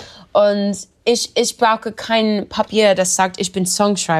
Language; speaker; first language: German; non-native, learner; English